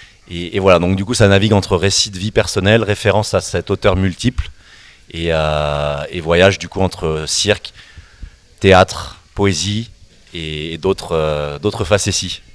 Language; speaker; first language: French; native; French